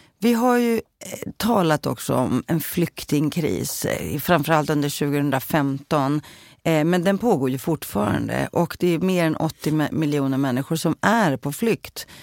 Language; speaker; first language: Swedish; early bilingual, other home language; Greek